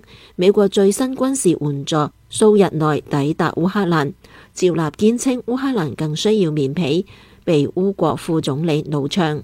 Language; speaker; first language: Chinese; non-native, local second language; Cantonese